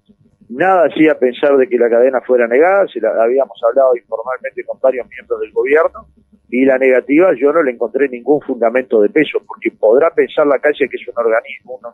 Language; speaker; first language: Spanish; native; Spanish